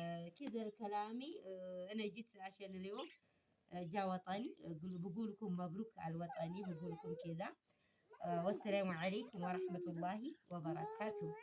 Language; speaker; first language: Arabic; early bilingual, other home language; Amharic